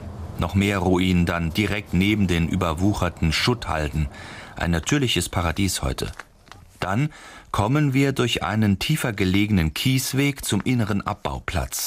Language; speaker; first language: German; native; German